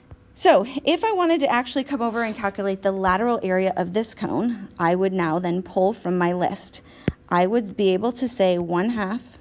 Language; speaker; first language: English; native; English